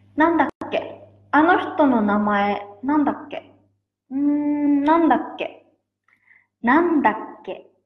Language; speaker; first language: Japanese; native; Japanese